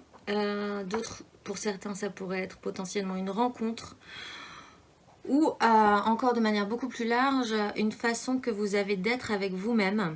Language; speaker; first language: French; native; French